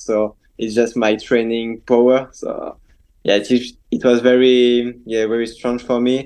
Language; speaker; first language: English; non-native, learner; French